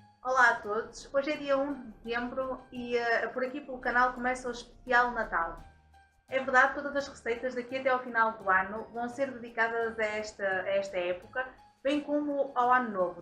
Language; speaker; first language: Portuguese; native; Portuguese